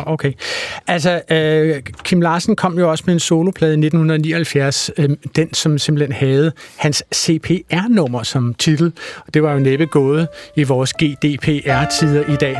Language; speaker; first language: Danish; native; Danish